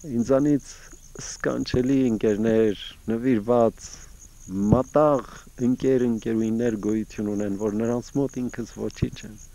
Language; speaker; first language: Armenian; early bilingual, heritage; Armenian